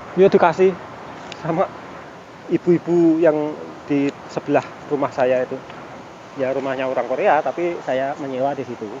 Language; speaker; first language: Indonesian; non-native, local second language; Javanese